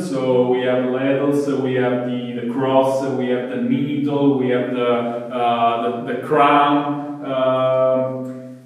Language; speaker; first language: English; non-native, fluent; Italian